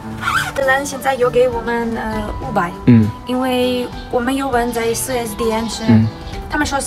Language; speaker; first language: Chinese; non-native, learner; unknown